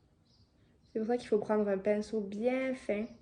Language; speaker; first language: French; native; French